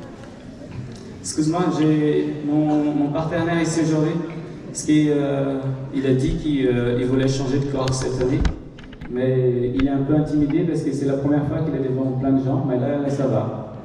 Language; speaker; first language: French; non-native, fluent; Portuguese